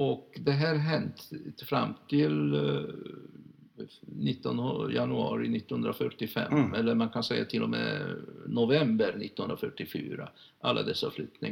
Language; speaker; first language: Swedish; non-native, fluent; Hungarian